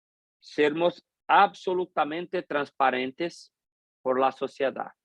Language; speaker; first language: Spanish; non-native, fluent; Portuguese